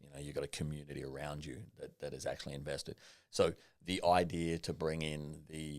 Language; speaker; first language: English; native; English